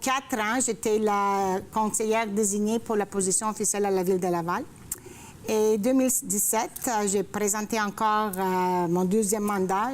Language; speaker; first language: French; non-native, fluent; Greek